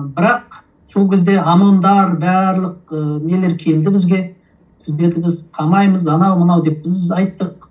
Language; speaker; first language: Kazakh; early bilingual, heritage; Kazakh